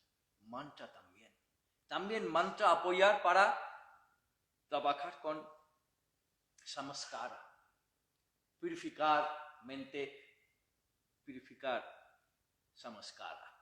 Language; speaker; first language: Spanish; non-native, learner; Bangla